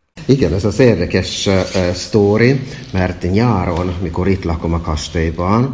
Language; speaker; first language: Hungarian; non-native, fluent; Finnish